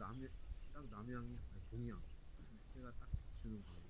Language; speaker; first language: Korean; native; Korean